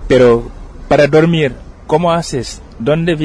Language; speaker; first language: Spanish; non-native, fluent; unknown